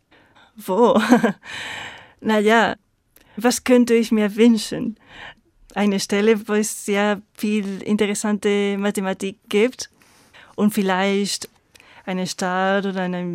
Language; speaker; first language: German; non-native, fluent; Spanish